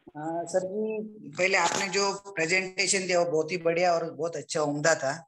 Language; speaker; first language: Hindi; non-native, local second language; Marathi